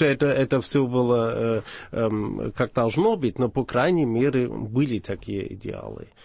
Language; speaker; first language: Russian; non-native, fluent; German